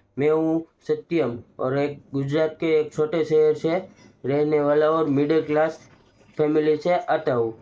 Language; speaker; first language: Hindi; non-native, local second language; Gujarati